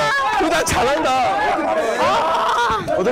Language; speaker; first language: Korean; non-native, learner; Chinese